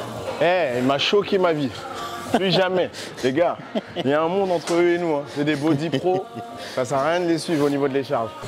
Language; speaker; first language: French; native; French